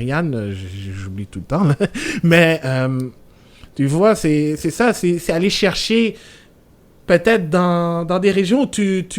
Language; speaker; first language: French; native; French